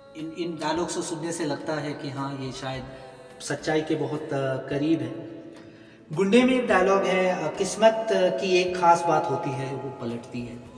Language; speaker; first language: Hindi; non-native, local second language; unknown